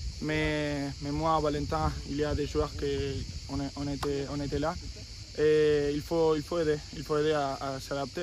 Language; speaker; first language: French; non-native, fluent; Spanish